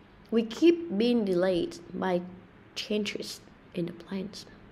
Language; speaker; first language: English; non-native, fluent; Vietnamese